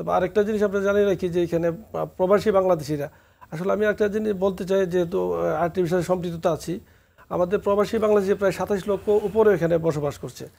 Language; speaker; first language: Bangla; native; Bangla